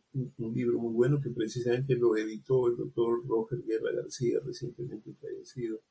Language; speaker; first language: Spanish; native; Spanish